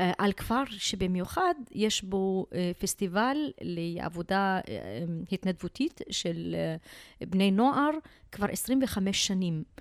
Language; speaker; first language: Hebrew; non-native, local second language; Arabic